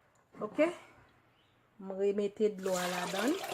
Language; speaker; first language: French; non-native, local second language; Haitian Creole